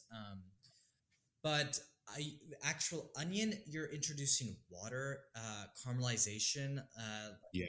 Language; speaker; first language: English; native; English